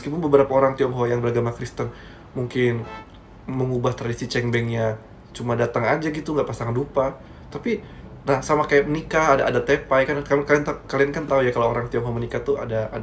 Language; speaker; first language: Indonesian; native; Indonesian